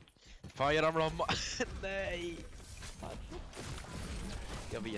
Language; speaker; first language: Swedish; native; Swedish